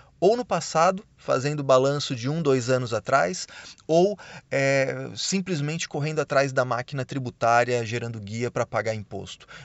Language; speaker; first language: Portuguese; native; Portuguese